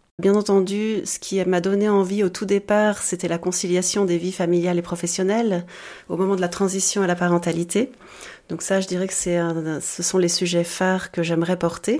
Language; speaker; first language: French; native; French